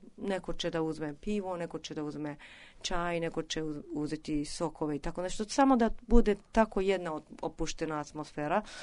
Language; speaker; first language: Serbian; non-native, fluent; Japanese